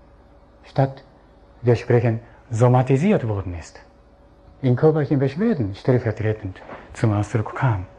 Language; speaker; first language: German; non-native, fluent; Japanese